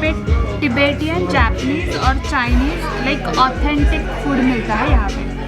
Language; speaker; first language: Hindi; non-native, local second language; Marathi